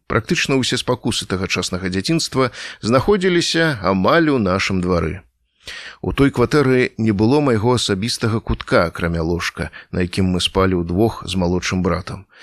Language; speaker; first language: Belarusian; native; Belarusian